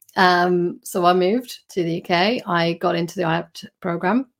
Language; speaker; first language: English; non-native, fluent; Swedish